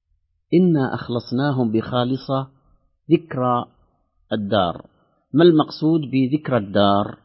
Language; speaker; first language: Arabic; native; Arabic